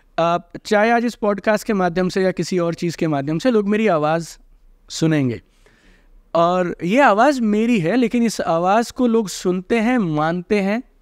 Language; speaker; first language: Hindi; native; Hindi